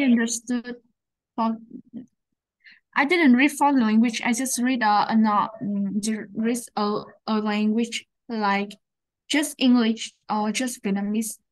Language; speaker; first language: English; non-native, learner; Vietnamese